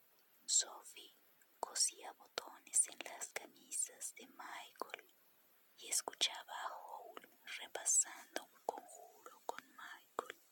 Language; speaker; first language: Spanish; native; Spanish